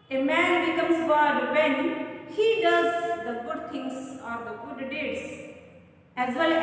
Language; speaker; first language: English; non-native, local second language; Kannada